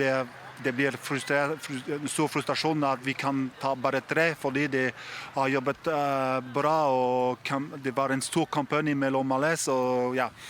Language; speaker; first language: Norwegian; non-native, fluent; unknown